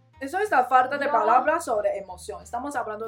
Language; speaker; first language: Spanish; non-native, learner; Chinese